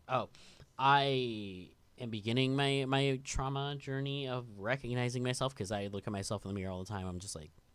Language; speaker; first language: English; native; English